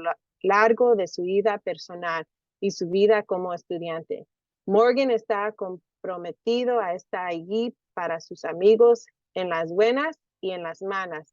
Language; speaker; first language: Spanish; early bilingual, heritage; Spanish